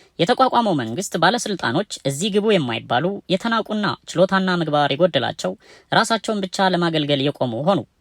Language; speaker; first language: Amharic; native; Amharic